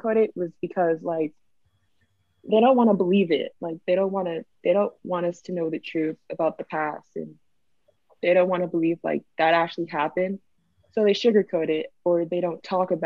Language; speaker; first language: English; native; English